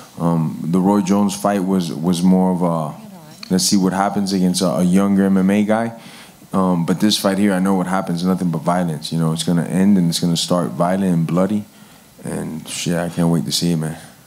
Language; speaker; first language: English; early bilingual, other home language; Spanish